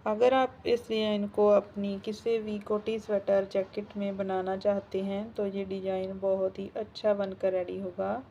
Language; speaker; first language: Hindi; non-native, local second language; Punjabi